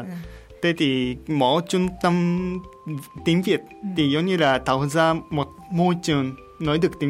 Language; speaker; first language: Vietnamese; non-native, learner; Japanese